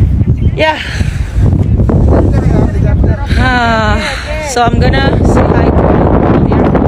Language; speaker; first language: English; non-native, fluent; Indonesian